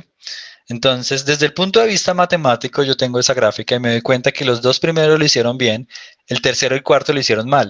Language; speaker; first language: Spanish; native; Spanish